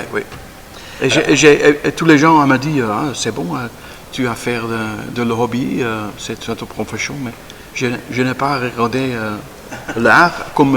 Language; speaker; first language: French; non-native, learner; Dutch